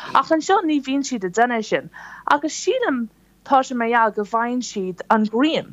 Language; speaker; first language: Irish; non-native, local second language; English